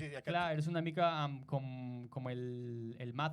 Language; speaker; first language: Catalan; non-native, learner; Spanish